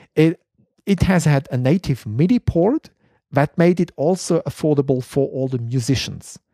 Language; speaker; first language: English; non-native, fluent; German